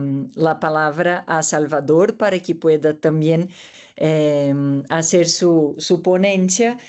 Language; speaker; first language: Spanish; non-native, fluent; Portuguese